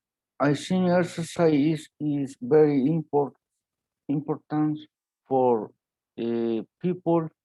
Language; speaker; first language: English; non-native, learner; Spanish